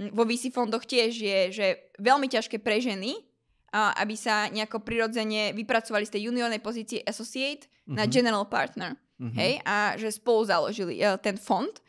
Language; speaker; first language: Slovak; native; Slovak